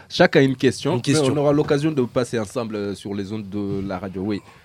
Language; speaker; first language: French; native; French